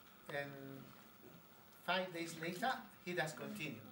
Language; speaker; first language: English; non-native, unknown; Spanish